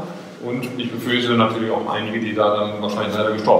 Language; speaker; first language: German; native; German